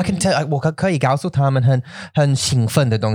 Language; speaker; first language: Chinese; non-native, learner; English